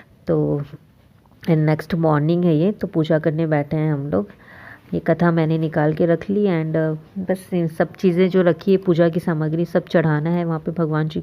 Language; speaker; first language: Hindi; native; Hindi